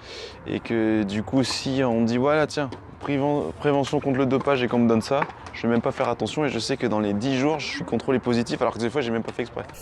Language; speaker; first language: French; native; French